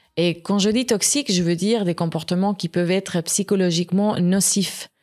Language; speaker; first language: French; non-native, fluent; Spanish